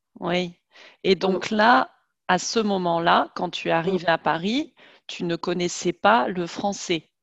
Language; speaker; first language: French; native; French